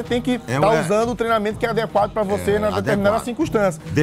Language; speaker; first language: Portuguese; native; Portuguese